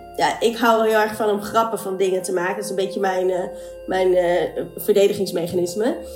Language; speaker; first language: Dutch; native; Dutch